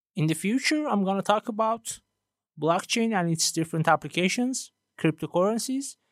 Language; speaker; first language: English; non-native, fluent; Persian